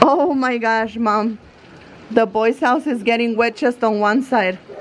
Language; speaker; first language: English; early bilingual, other home language; Spanish